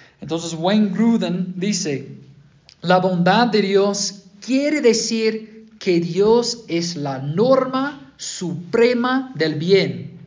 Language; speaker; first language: Spanish; non-native, fluent; English